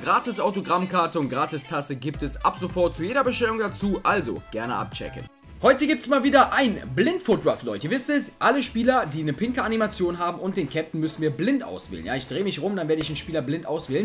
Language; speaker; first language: German; native; German